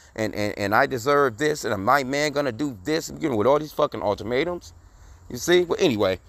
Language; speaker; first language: English; native; English